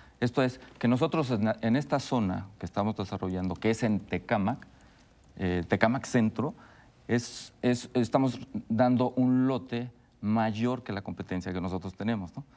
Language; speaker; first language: Spanish; native; Spanish